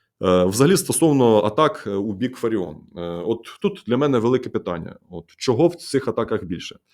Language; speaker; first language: Ukrainian; native; Ukrainian